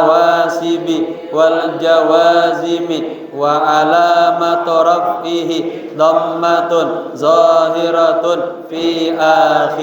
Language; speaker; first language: Arabic; non-native, fluent; Indonesian